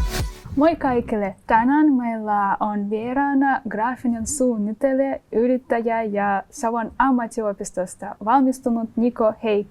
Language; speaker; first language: Finnish; non-native, fluent; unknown